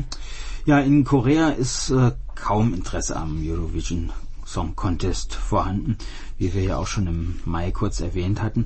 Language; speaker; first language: German; native; German